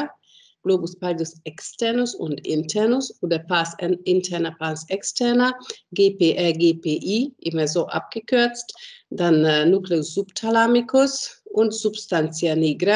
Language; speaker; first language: German; non-native, fluent; Hungarian